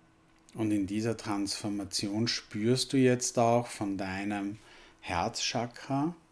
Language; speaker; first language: German; native; German